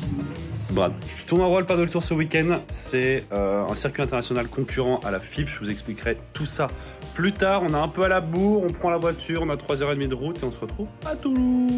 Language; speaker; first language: French; native; French